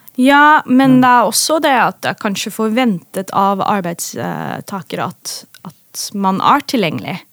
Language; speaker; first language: Norwegian; non-native, fluent; Dutch